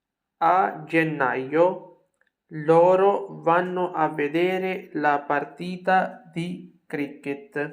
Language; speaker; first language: Italian; non-native, fluent; Urdu